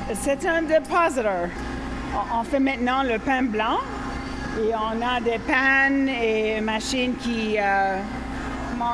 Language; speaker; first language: French; non-native, fluent; English